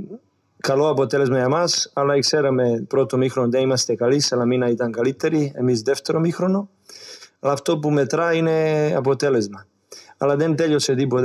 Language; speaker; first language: Greek; non-native, learner; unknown